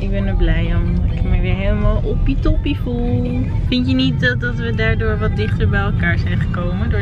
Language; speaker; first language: Dutch; native; Dutch